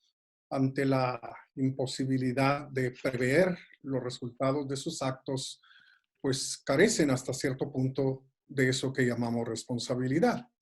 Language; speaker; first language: Spanish; native; Spanish